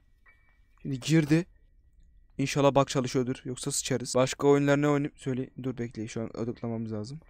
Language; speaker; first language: Turkish; native; Turkish